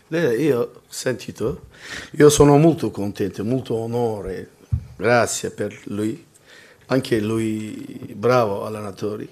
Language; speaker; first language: Italian; non-native, learner; Turkish